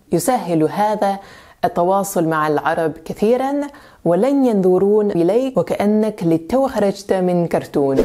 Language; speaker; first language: Arabic; non-native, fluent; French